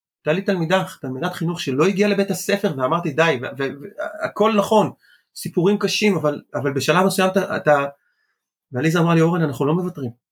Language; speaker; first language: Hebrew; early bilingual, other home language; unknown